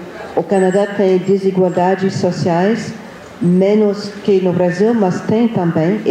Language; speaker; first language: Portuguese; non-native, fluent; English